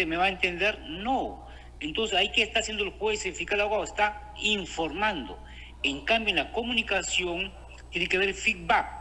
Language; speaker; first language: Spanish; native; Spanish